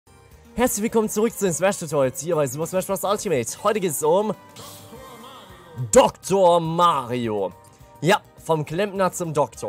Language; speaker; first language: German; native; German